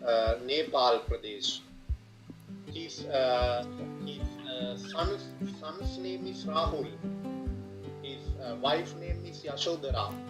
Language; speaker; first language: English; non-native, learner; Sinhala